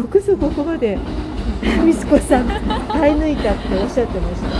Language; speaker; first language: Japanese; native; Japanese